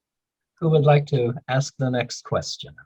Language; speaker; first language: English; native; English